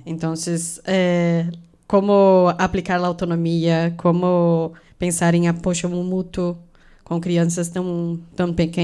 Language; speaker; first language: Spanish; non-native, fluent; Portuguese